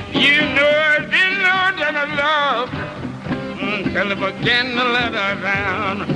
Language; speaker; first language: English; native; English